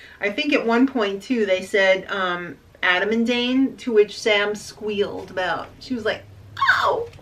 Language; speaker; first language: English; native; English